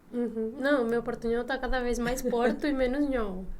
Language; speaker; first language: Portuguese; non-native, local second language; Spanish